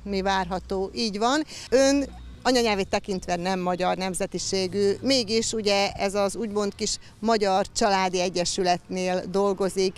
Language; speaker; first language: Hungarian; native; Hungarian